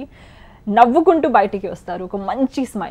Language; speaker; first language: Telugu; non-native, learner; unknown